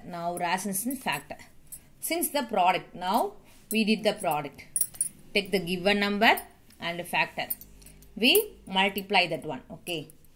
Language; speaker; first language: English; non-native, local second language; Tamil